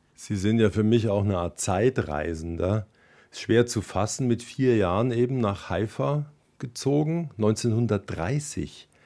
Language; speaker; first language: German; native; German